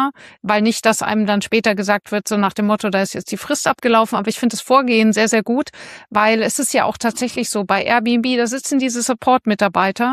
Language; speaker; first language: German; native; German